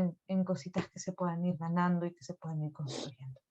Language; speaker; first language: Spanish; native; Spanish